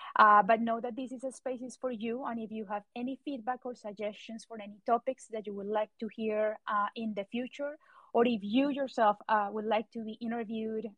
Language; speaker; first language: English; non-native, fluent; Spanish